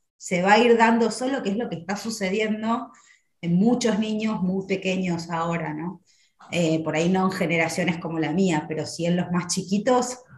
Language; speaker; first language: Spanish; native; Spanish